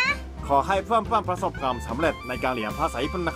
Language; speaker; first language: Thai; non-native, learner; Japanese